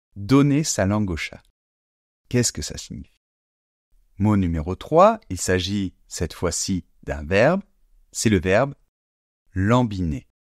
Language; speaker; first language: French; native; French